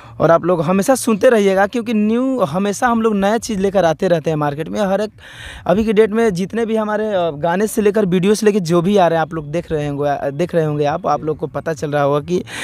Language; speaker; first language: Hindi; native; Hindi